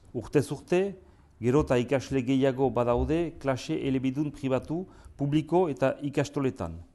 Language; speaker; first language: Basque; native; Basque